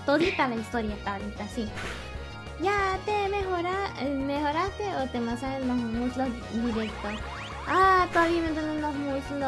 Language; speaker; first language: Spanish; early bilingual, heritage; English